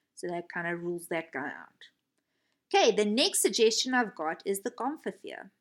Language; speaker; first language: English; native; English